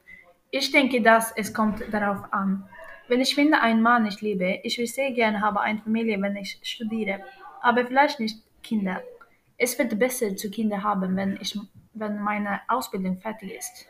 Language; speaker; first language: German; non-native, learner; Swedish